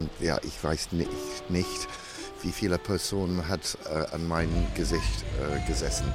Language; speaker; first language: German; non-native, learner; English